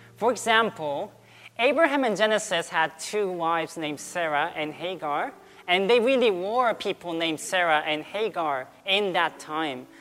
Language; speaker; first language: English; early bilingual, other home language; Korean